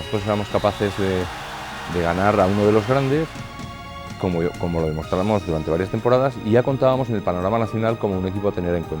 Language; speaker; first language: Spanish; native; Spanish